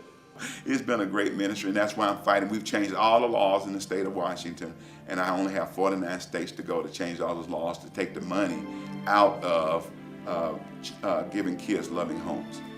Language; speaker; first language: English; native; English